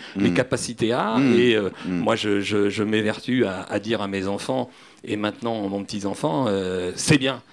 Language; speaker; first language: French; native; French